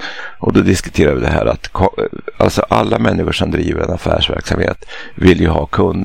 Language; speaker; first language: Swedish; native; Swedish